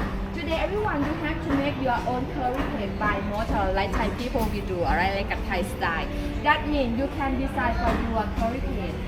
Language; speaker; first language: English; non-native, learner; Thai